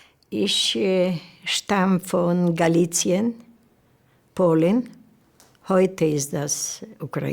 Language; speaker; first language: German; non-native, learner; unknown